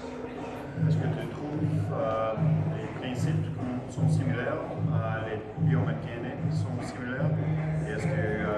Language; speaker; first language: French; non-native, learner; English